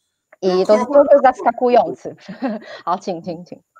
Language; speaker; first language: Polish; non-native, fluent; Chinese